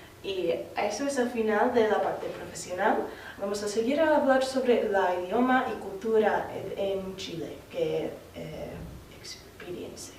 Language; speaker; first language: Spanish; non-native, learner; English